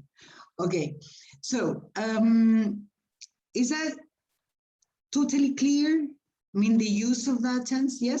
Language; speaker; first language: English; non-native, fluent; Spanish